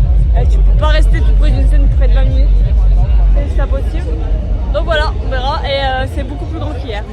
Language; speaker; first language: French; native; French